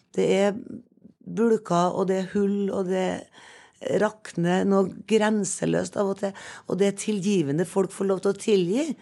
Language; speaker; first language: Norwegian; native; Norwegian